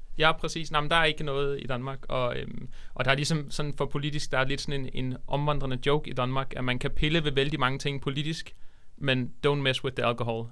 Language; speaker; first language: Danish; native; Danish